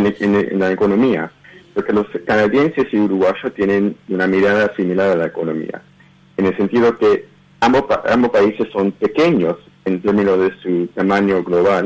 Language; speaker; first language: Spanish; early bilingual, heritage; Spanish